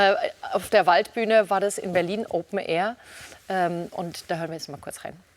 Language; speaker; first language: German; native; German